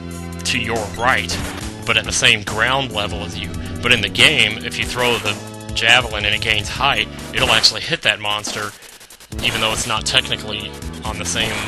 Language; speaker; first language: English; native; English